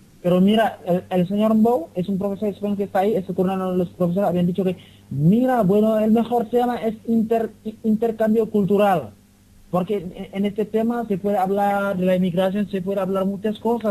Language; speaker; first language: Spanish; non-native, learner; Wolof